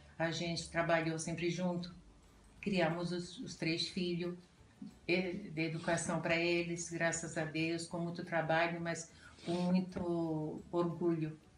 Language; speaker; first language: Portuguese; non-native, fluent; Italian